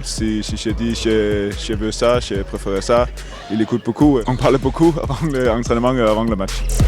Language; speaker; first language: French; non-native, fluent; Danish